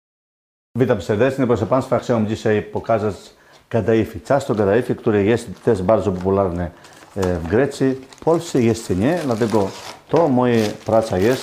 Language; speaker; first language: Polish; non-native, learner; Greek